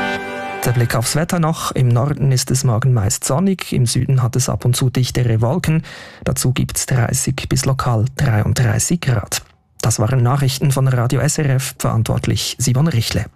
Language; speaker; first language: German; native; German